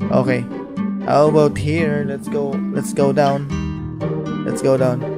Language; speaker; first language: English; non-native, local second language; Cebuano